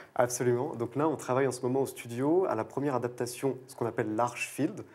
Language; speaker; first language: French; native; French